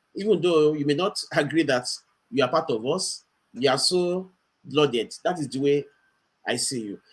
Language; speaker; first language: English; non-native, local second language; Yoruba